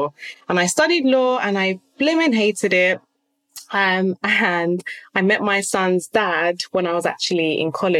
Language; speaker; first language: English; native; English